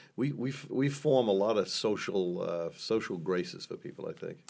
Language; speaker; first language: English; native; English